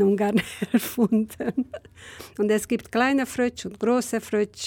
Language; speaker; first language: German; non-native, fluent; Hungarian